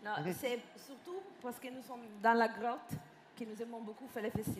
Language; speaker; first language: French; non-native, fluent; Italian